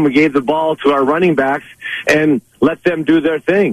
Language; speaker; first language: English; native; English